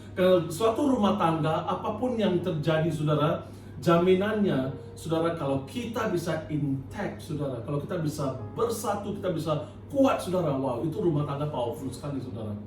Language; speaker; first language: Indonesian; non-native, fluent; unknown